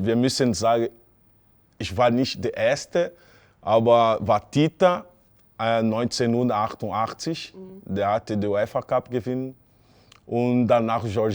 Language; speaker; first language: German; non-native, fluent; Portuguese